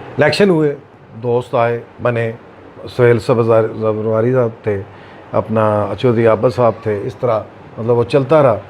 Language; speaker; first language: Urdu; non-native, local second language; Punjabi